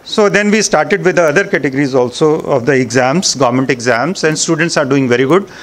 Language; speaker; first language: English; non-native, local second language; Punjabi